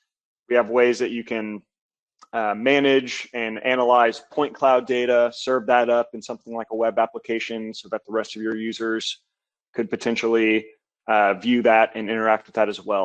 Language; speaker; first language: English; native; English